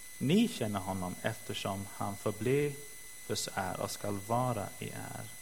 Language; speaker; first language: Swedish; non-native, fluent; English